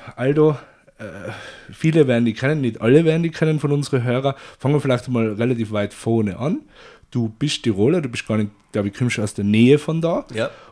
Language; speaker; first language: German; native; German